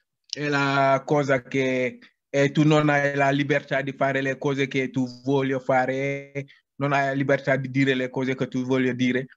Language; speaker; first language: Italian; non-native, learner; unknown